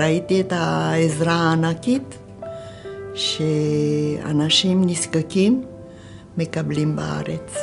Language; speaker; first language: Hebrew; non-native, fluent; Romanian